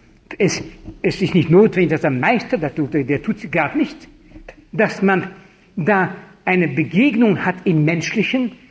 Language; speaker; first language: German; non-native, fluent; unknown